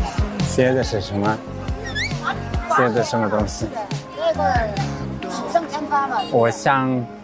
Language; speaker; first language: Chinese; early bilingual, heritage; English